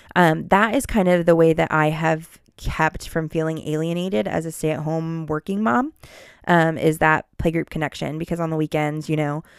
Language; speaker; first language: English; native; English